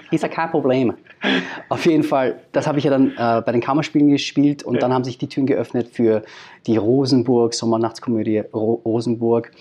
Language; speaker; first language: German; early bilingual, other home language; Filipino